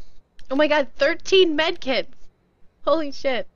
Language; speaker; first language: English; native; English